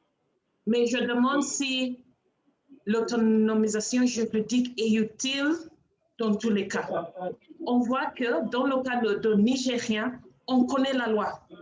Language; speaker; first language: French; non-native, learner; English